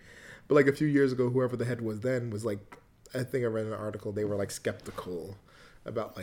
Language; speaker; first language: English; native; English